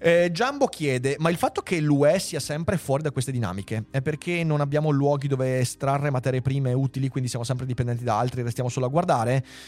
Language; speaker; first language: Italian; native; Italian